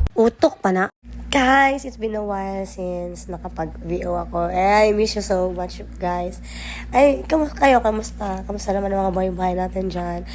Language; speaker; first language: Filipino; native; Filipino